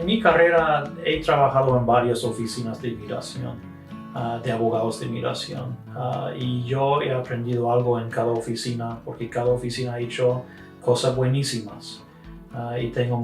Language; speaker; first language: Spanish; non-native, fluent; English